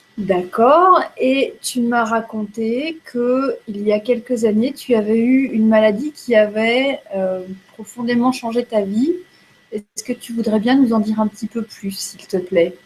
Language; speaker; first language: French; native; French